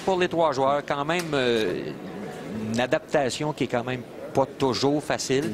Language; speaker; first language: French; native; French